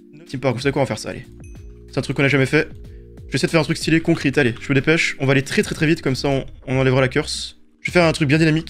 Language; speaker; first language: French; native; French